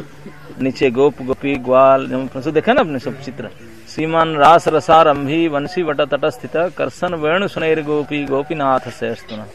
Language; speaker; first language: Hindi; non-native, local second language; Odia